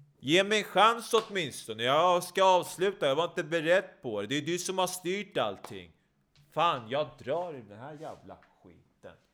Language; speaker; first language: Swedish; native; Swedish